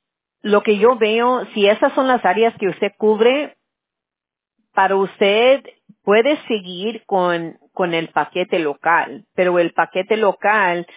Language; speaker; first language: Spanish; early bilingual, heritage; Spanish